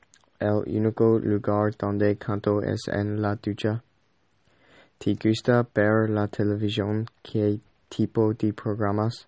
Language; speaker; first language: Spanish; non-native, learner; English